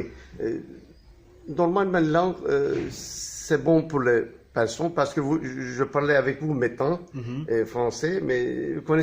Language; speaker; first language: French; non-native, learner; Turkish